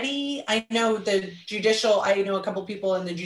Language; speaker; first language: English; native; English